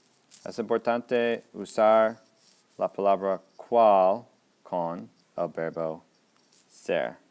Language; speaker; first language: Spanish; non-native, fluent; English